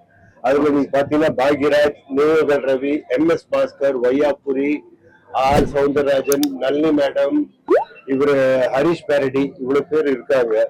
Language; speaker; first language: Tamil; non-native, local second language; Punjabi